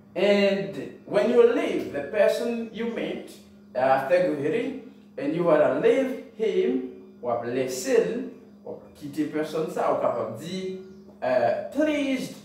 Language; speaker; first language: English; non-native, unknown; Haitian Creole